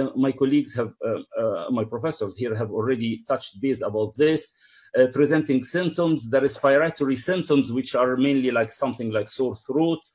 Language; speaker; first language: English; non-native, fluent; Arabic